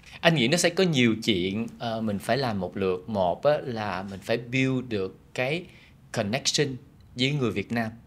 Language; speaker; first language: Vietnamese; early bilingual, heritage; Vietnamese